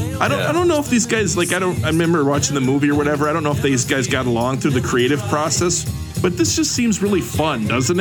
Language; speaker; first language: English; native; English